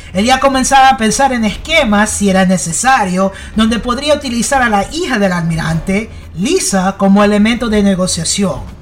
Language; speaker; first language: Spanish; early bilingual, heritage; English